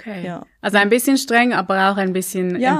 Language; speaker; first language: German; native; German